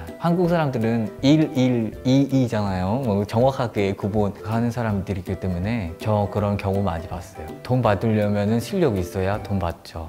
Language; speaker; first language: Korean; non-native, fluent; Khmer